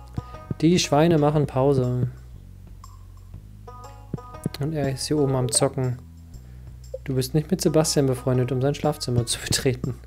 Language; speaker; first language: German; native; German